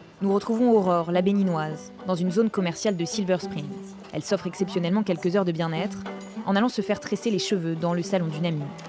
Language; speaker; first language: French; native; French